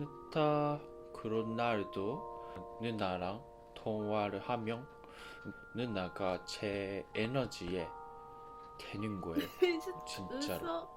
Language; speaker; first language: Korean; non-native, fluent; Japanese